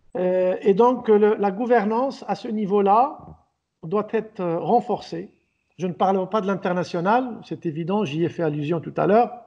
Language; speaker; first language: French; non-native, local second language; Arabic